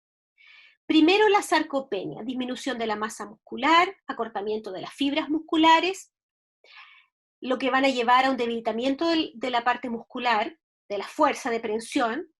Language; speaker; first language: Spanish; native; Spanish